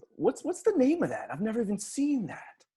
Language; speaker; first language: English; native; English